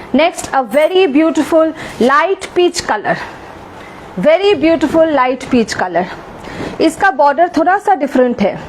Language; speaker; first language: Hindi; non-native, local second language; Bangla